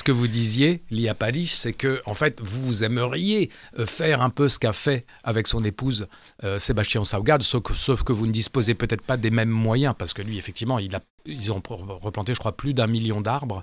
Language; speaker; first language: French; native; French